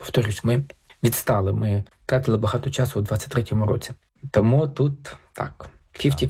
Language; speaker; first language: Ukrainian; native; Ukrainian